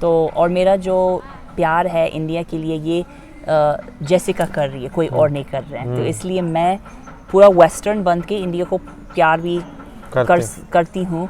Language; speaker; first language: Hindi; non-native, fluent; English